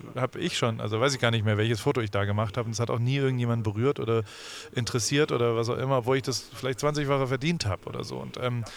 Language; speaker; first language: German; native; German